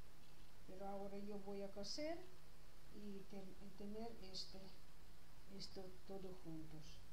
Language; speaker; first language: Spanish; non-native, learner; Russian